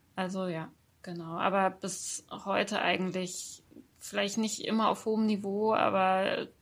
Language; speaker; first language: German; early bilingual, other home language; Persian